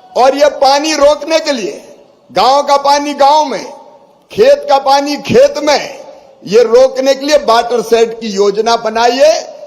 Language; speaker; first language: Hindi; native; Hindi